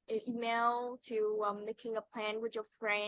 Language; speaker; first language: English; non-native, fluent; Vietnamese